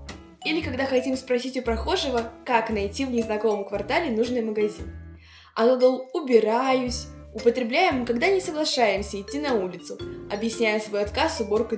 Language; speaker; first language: Russian; native; Russian